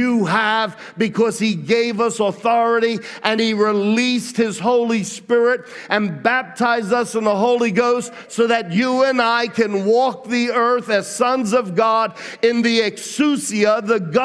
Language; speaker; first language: English; native; English